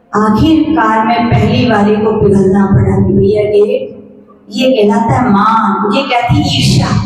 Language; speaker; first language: Hindi; native; Hindi